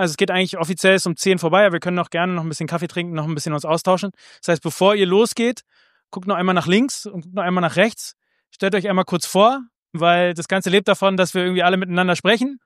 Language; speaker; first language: German; native; German